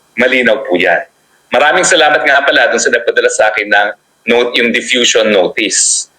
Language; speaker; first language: Filipino; native; Filipino